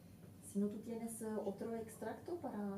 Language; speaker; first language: Spanish; non-native, fluent; Czech